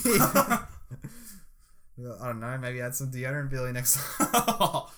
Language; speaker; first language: English; native; English